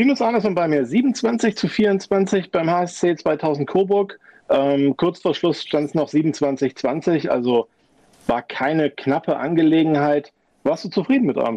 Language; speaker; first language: German; native; German